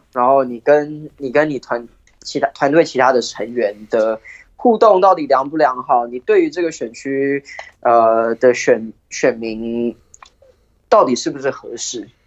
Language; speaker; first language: Chinese; early bilingual, heritage; Chinese